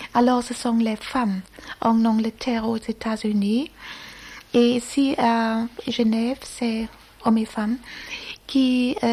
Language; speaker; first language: French; non-native, learner; German